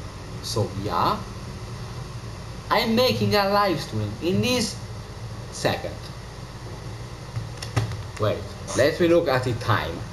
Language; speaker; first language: English; non-native, learner; Italian